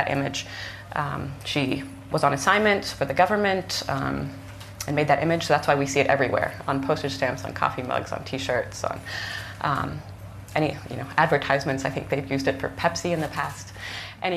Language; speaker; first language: English; native; English